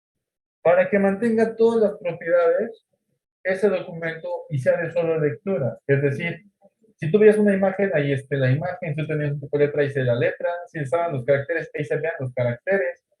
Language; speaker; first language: Spanish; native; Spanish